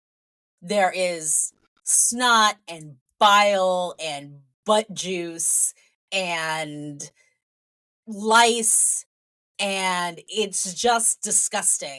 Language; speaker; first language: English; native; English